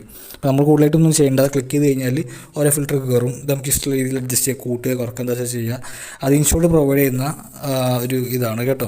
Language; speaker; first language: Malayalam; native; Malayalam